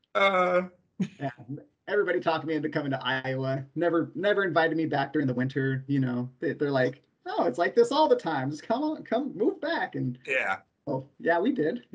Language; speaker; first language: English; native; English